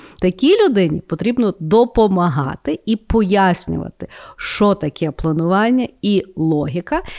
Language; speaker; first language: Ukrainian; native; Ukrainian